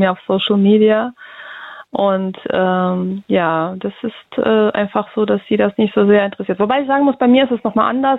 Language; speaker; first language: German; early bilingual, other home language; Russian